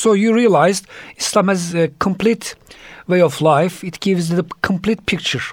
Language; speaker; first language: English; non-native, fluent; Turkish